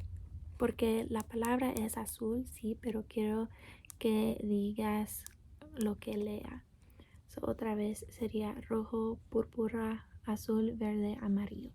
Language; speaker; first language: Spanish; non-native, learner; English